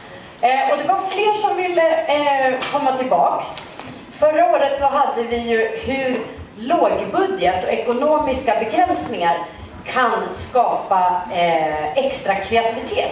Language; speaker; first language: Swedish; native; Swedish